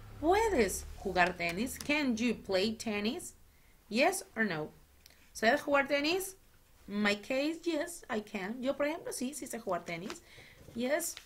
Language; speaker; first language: Spanish; native; Spanish